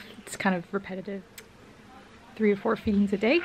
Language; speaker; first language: English; native; English